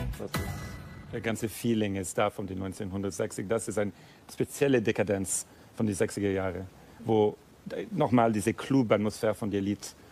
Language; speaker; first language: German; non-native, fluent; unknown